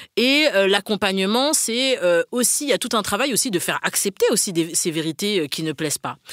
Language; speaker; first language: French; native; French